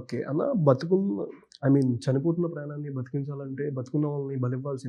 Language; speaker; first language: Telugu; native; Telugu